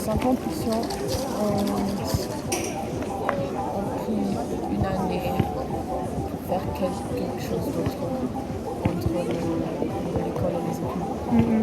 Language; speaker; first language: French; non-native, learner; German